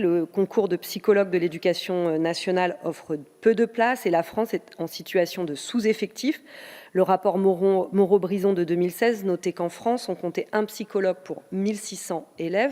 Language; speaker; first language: French; native; French